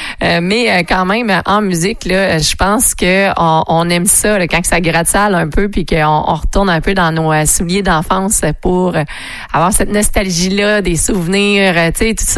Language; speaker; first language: French; native; French